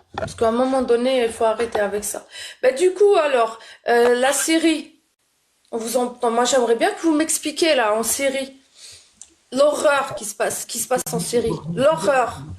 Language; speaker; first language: French; early bilingual, other home language; Arabic